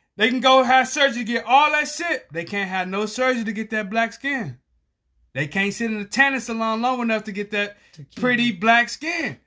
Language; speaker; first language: English; native; English